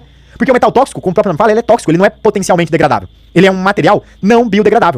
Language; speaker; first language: Portuguese; native; Portuguese